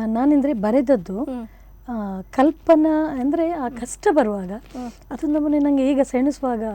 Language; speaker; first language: Kannada; non-native, local second language; Konkani